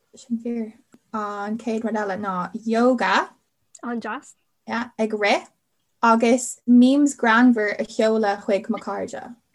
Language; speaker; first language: Irish; non-native, local second language; English